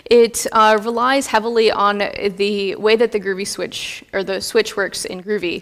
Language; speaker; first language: English; native; English